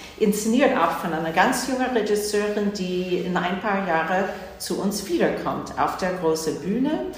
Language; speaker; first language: German; non-native, fluent; English